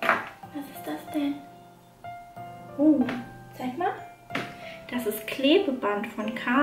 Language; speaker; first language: German; native; German